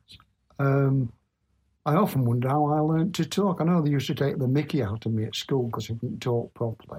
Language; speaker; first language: English; native; English